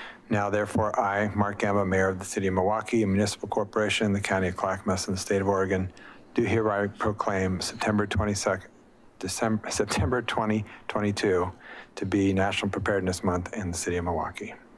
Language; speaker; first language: English; native; English